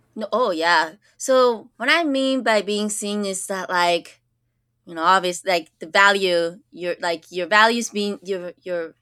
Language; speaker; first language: English; early bilingual, other home language; Japanese